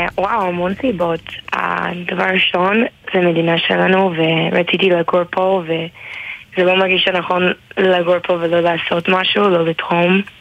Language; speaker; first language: Hebrew; non-native, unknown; English